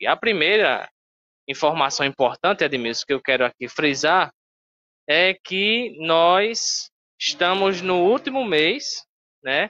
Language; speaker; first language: Portuguese; native; Portuguese